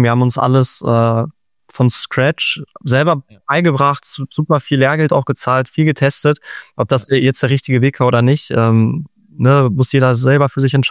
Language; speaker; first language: German; native; German